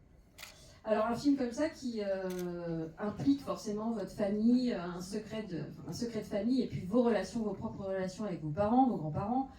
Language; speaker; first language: French; native; French